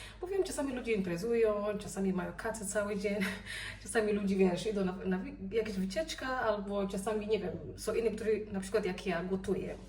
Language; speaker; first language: Polish; non-native, learner; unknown